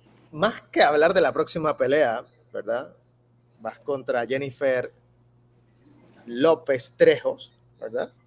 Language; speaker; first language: Spanish; native; Spanish